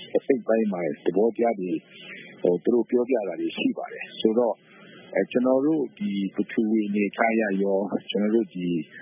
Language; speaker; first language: Burmese; non-native, local second language; Kachin